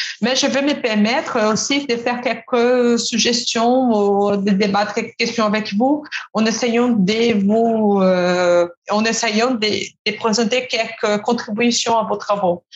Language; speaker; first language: French; non-native, fluent; Portuguese